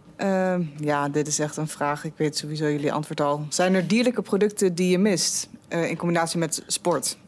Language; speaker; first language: Dutch; native; Dutch